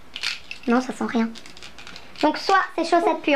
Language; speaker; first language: French; native; French